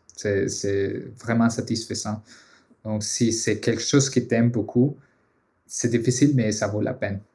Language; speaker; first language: French; non-native, fluent; Spanish